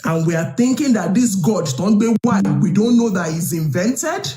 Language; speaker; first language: English; non-native, local second language; Yoruba